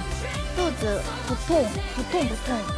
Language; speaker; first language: Chinese; non-native, fluent; Korean